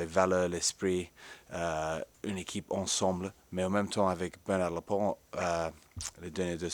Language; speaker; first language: French; non-native, fluent; English